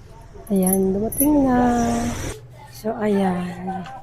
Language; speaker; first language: Filipino; native; Filipino